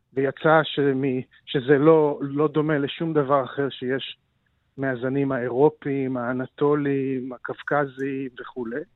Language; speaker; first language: Hebrew; native; Hebrew